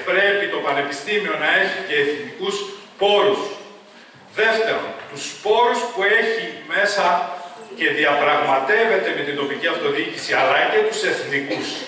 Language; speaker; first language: Greek; native; Greek